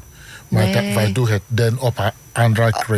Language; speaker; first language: Dutch; non-native, learner; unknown